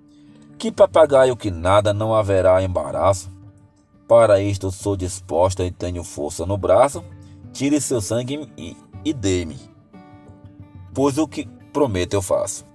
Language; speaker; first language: Portuguese; native; Portuguese